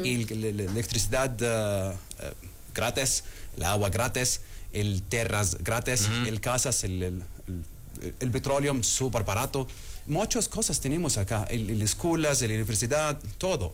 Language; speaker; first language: Spanish; non-native, learner; Arabic